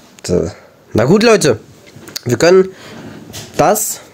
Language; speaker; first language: German; native; German